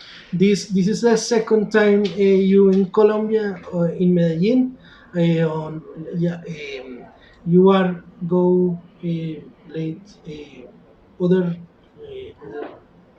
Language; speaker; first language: English; non-native, learner; Spanish